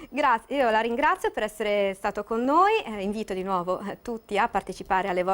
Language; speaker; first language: Italian; native; Italian